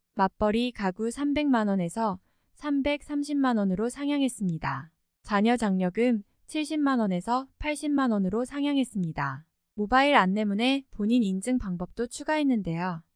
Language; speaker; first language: Korean; native; Korean